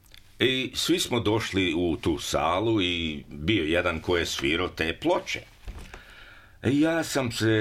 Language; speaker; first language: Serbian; early bilingual, heritage; Serbian